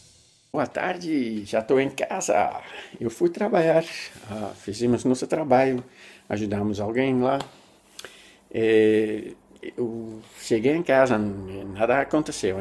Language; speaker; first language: Portuguese; non-native, learner; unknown